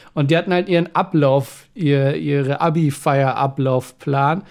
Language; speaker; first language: German; early bilingual, other home language; Persian